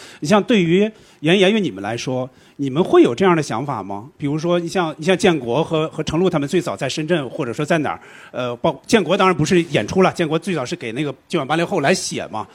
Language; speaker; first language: Chinese; native; Chinese